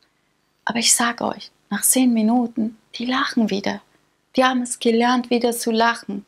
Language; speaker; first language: German; early bilingual, other home language; Persian